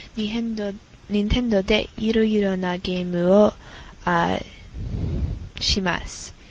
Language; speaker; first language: Japanese; non-native, learner; English